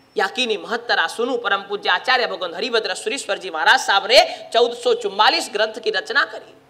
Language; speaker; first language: Hindi; non-native, local second language; Gujarati